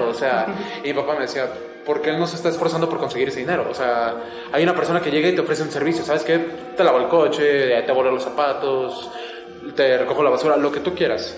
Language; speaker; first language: Spanish; native; Spanish